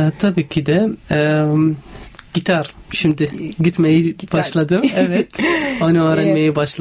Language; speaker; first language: Turkish; non-native, learner; Arabic